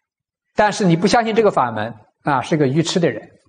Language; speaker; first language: Chinese; native; Chinese